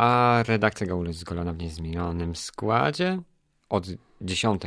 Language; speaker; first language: Polish; native; Polish